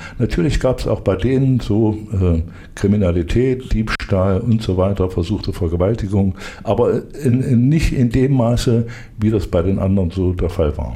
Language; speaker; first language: German; native; German